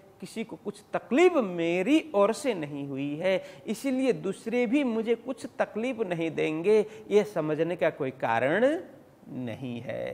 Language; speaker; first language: Hindi; native; Hindi